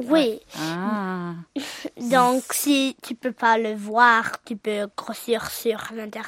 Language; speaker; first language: French; early bilingual, heritage; English